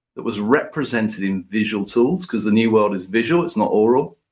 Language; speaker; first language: English; native; English